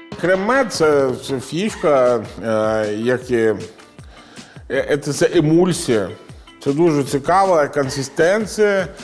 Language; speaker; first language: Ukrainian; non-native, learner; Italian